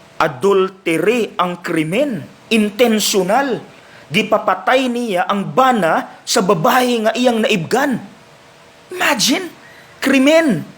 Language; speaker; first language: Cebuano; native; Cebuano